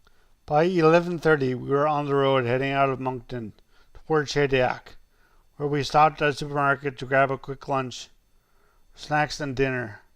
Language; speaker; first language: English; native; English